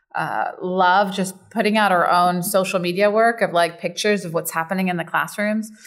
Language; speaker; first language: English; native; English